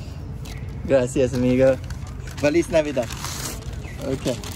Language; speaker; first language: Spanish; non-native, learner; English